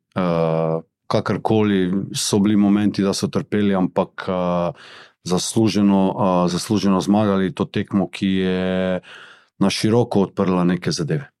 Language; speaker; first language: Slovenian; early bilingual, other home language; Bosnian